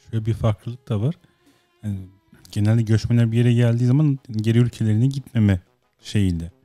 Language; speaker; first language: Turkish; early bilingual, heritage; Turkish